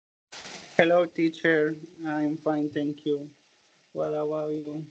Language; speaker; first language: English; non-native, learner; Spanish